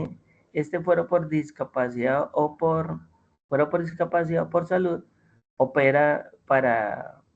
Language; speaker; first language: Spanish; native; Spanish